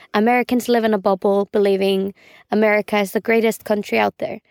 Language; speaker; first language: English; non-native, fluent; Icelandic